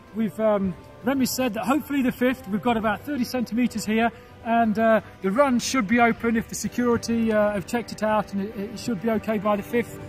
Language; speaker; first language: English; native; English